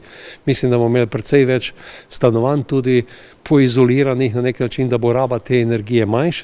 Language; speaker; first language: Slovenian; native; Slovenian